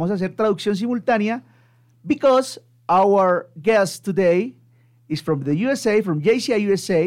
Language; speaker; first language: English; non-native, local second language; Spanish